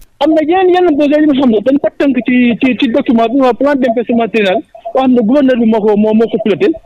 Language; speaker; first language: Wolof; non-native, local second language; Mandingo